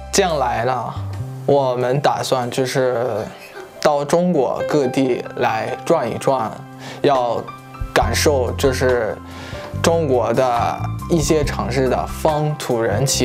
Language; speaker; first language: Chinese; non-native, fluent; Malagasy